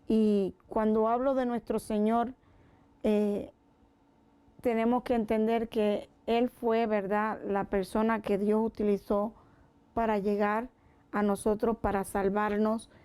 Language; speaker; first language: Spanish; native; Spanish